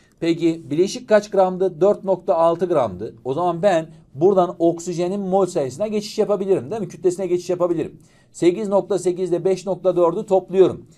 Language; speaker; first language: Turkish; native; Turkish